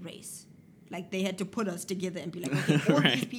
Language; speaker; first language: English; native; English